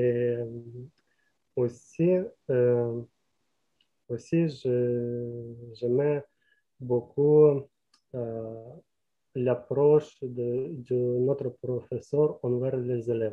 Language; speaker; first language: French; non-native, learner; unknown